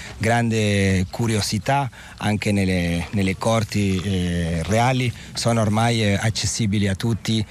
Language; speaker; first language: Italian; non-native, fluent; Spanish